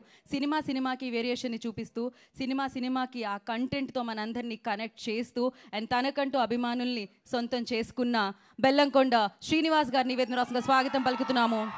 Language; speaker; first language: Telugu; native; Telugu